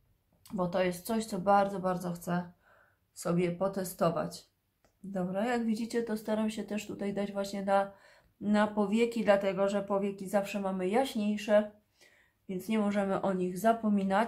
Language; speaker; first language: Polish; native; Polish